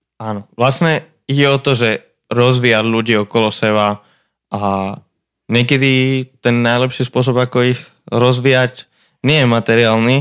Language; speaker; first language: Slovak; non-native, fluent; Spanish